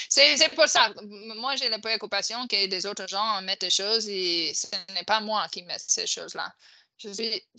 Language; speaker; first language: French; non-native, fluent; English